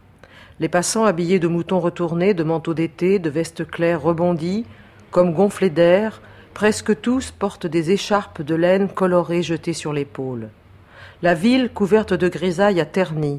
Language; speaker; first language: French; native; French